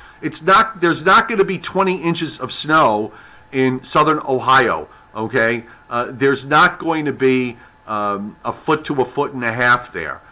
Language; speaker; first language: English; native; English